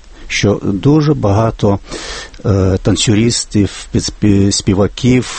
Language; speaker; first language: Ukrainian; non-native, fluent; Lithuanian